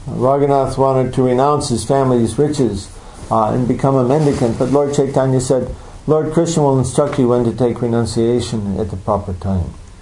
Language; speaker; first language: English; native; English